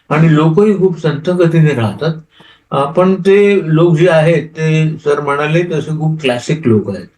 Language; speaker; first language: Marathi; non-native, local second language; Konkani